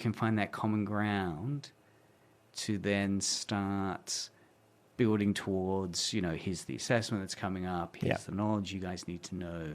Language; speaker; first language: English; native; English